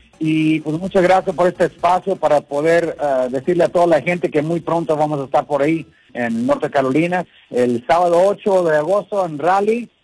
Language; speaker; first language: Spanish; early bilingual, heritage; Spanish